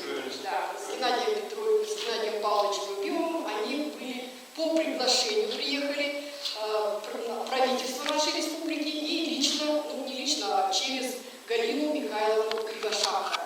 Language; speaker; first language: Russian; native; Russian